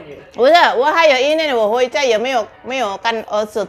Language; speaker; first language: Chinese; non-native, learner; Indonesian